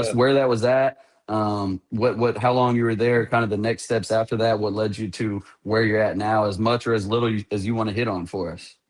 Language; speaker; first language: English; native; English